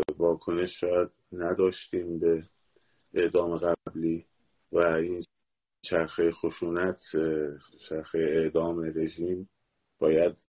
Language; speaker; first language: Persian; native; Persian